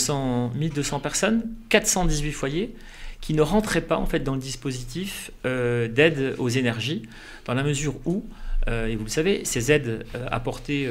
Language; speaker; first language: French; native; French